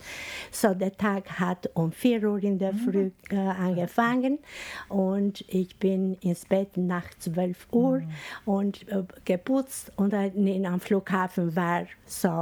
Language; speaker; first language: German; non-native, fluent; Albanian